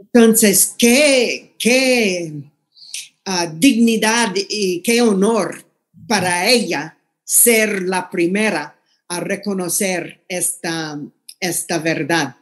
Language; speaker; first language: Spanish; non-native, fluent; English